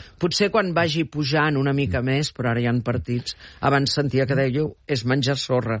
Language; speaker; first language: Catalan; early bilingual, heritage; Catalan